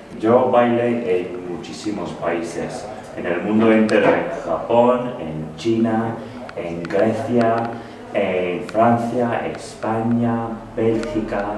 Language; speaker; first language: Spanish; non-native, fluent; English